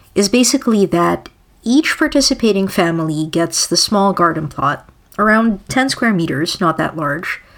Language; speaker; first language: English; non-native, local second language; Filipino